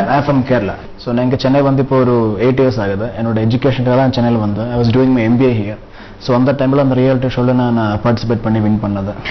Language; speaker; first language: Tamil; non-native, local second language; Malayalam